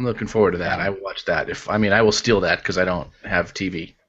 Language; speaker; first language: English; native; English